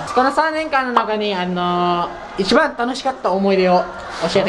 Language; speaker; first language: Japanese; early bilingual, other home language; Filipino